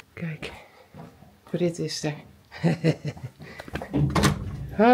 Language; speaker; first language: Dutch; native; Dutch